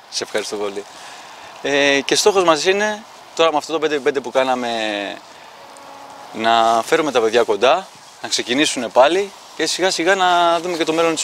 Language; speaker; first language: Greek; native; Greek